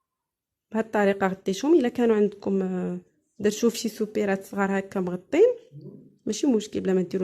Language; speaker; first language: Arabic; native; Arabic